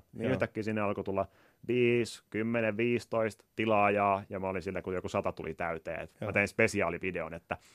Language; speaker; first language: Finnish; native; Finnish